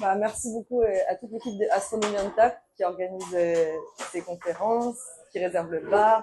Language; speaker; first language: French; native; French